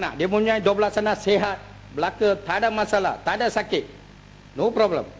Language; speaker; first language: Malay; non-native, local second language; Tamil